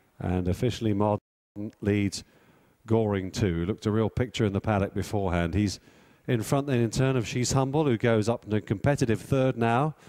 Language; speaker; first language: English; native; English